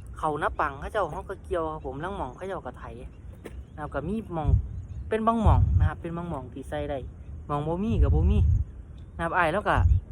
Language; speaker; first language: Thai; native; Thai